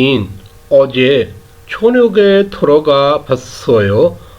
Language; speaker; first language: Korean; non-native, fluent; Urdu